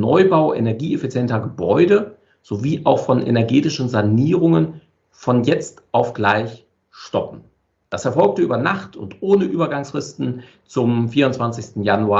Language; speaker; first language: German; native; German